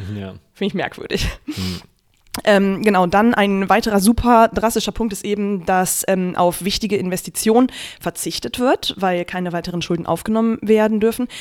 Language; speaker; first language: German; native; German